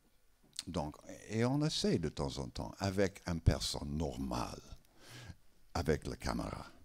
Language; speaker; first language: French; non-native, learner; English